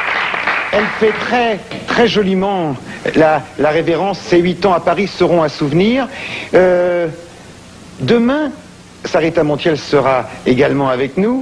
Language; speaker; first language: French; native; French